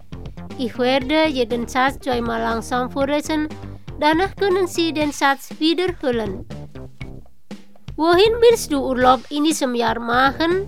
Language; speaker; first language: German; non-native, fluent; Indonesian